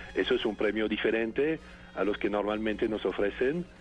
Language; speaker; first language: Spanish; non-native, fluent; French